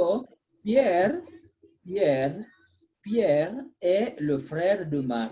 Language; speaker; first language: French; non-native, fluent; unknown